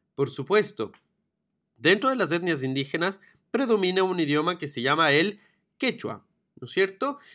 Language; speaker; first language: Spanish; native; Spanish